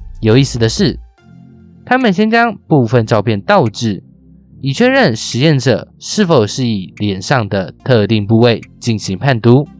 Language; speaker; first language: Chinese; native; Chinese